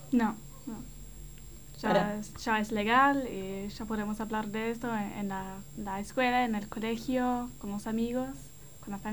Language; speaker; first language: Spanish; non-native, fluent; English